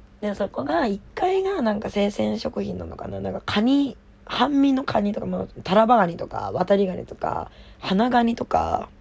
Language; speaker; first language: Japanese; native; Japanese